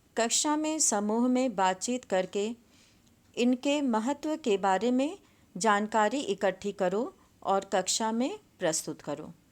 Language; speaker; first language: Hindi; native; Hindi